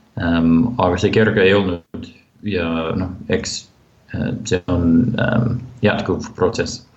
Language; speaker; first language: Estonian; non-native, fluent; English